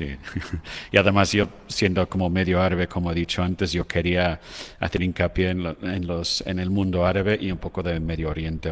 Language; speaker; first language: Spanish; non-native, fluent; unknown